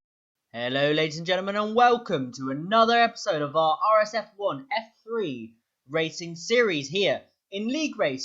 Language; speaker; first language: English; native; English